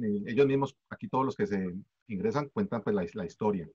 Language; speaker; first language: Spanish; native; Spanish